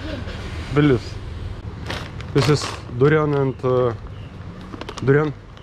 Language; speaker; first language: English; non-native, learner; Lithuanian